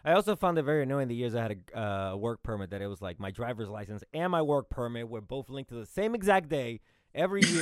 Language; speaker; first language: English; early bilingual, other home language; Spanish